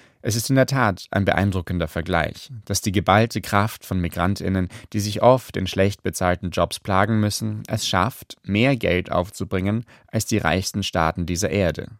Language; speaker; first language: German; native; German